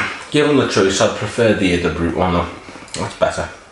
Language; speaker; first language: English; native; English